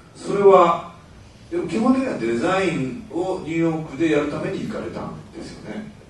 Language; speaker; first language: Japanese; native; Japanese